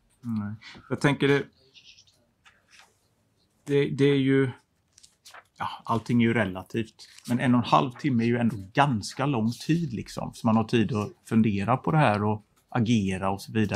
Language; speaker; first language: Swedish; native; Swedish